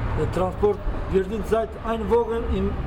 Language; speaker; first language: German; non-native, learner; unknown